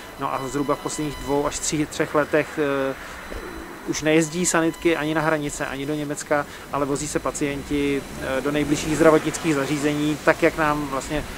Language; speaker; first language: Czech; native; Czech